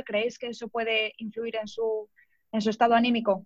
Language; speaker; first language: Spanish; native; Spanish